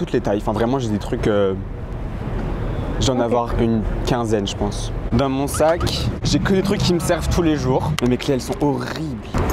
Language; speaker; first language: French; native; French